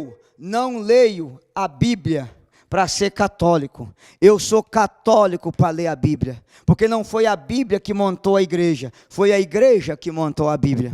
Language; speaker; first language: Portuguese; native; Portuguese